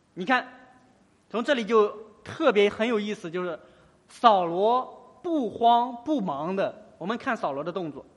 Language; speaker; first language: Chinese; native; Chinese